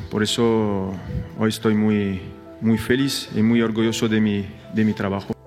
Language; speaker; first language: Spanish; non-native, fluent; French